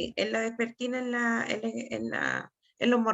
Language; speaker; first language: Spanish; native; Spanish